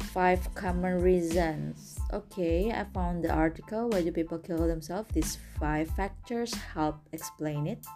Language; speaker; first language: English; non-native, fluent; Indonesian